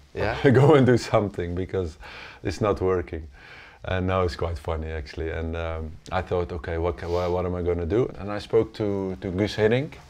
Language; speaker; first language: English; non-native, fluent; Dutch